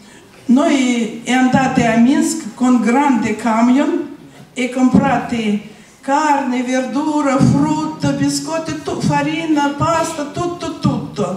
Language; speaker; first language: Italian; non-native, learner; Russian